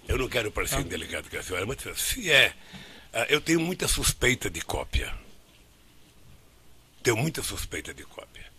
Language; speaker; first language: Portuguese; native; Portuguese